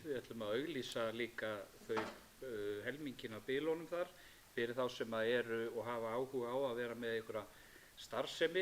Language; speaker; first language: Icelandic; native; Icelandic